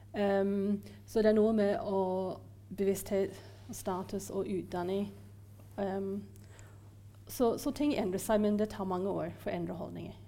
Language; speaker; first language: Norwegian; non-native, fluent; English